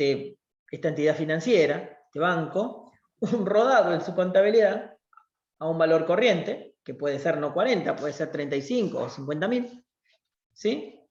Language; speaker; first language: Spanish; native; Spanish